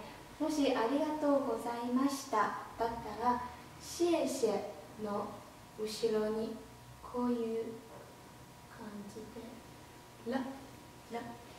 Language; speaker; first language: Japanese; non-native, fluent; Chinese